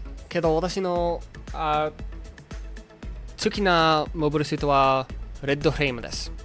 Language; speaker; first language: Japanese; non-native, learner; English